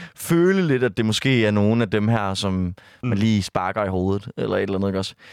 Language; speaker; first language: Danish; native; Danish